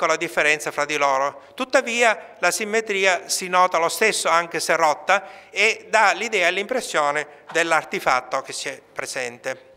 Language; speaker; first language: Italian; native; Italian